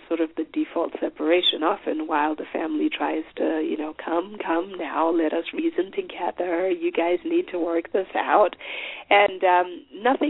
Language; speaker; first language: English; non-native, local second language; Shona